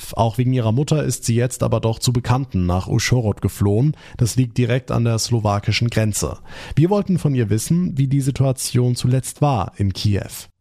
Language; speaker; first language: German; native; German